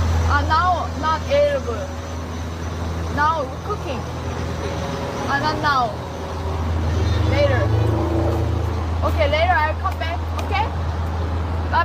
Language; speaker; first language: English; non-native, learner; Korean